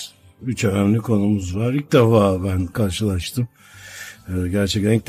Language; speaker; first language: Turkish; native; Turkish